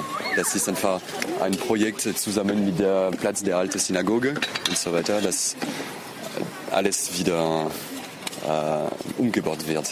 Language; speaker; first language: German; non-native, fluent; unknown